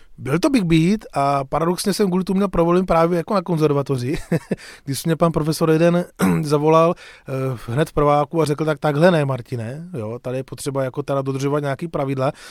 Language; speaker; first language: Czech; native; Czech